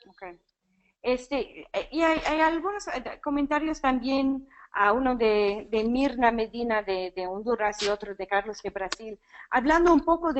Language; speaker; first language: Spanish; non-native, fluent; English